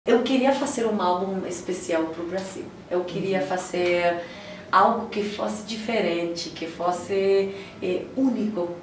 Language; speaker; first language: Portuguese; non-native, fluent; Spanish